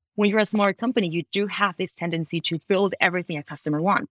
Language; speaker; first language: English; non-native, fluent; Spanish